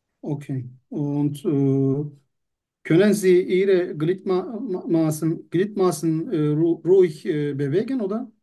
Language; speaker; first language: German; non-native, learner; Turkish